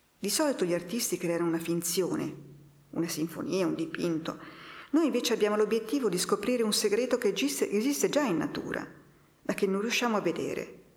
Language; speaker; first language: Italian; native; Italian